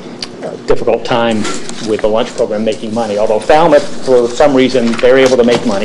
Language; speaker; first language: English; native; English